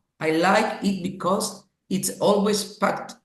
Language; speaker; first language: English; non-native, learner; Spanish